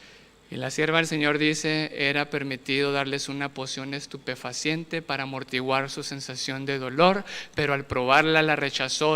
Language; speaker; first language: Spanish; native; Spanish